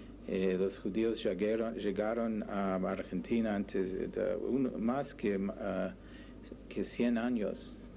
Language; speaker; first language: Spanish; non-native, learner; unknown